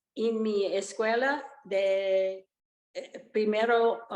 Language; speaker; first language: Spanish; early bilingual, other home language; Italian